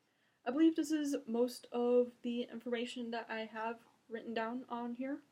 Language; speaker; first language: English; native; English